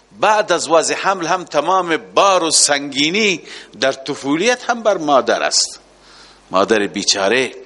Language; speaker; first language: Persian; native; Persian